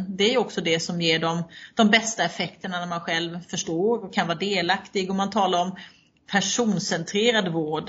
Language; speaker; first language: Swedish; native; Swedish